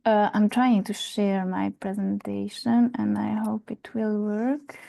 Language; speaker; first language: English; non-native, fluent; Hungarian